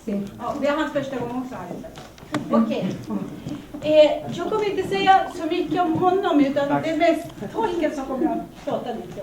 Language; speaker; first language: Swedish; early bilingual, other home language; Spanish